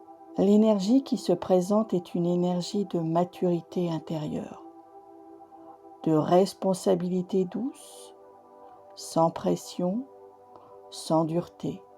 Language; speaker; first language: French; native; French